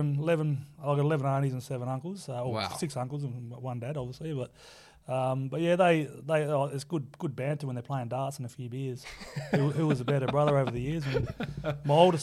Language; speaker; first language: English; native; English